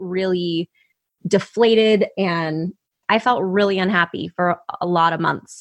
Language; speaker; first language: English; native; English